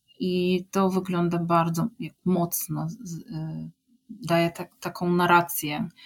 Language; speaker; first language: Polish; non-native, fluent; Ukrainian